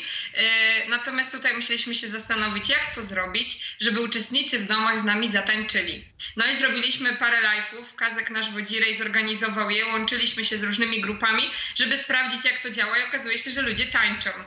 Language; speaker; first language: Polish; native; Polish